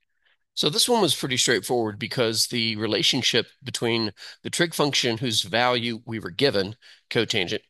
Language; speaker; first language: English; native; English